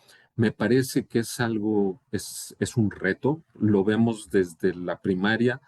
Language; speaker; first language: Spanish; native; Spanish